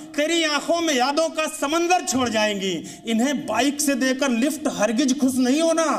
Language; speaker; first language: Hindi; native; Hindi